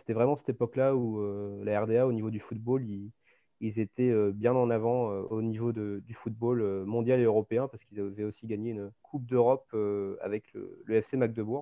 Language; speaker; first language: French; native; French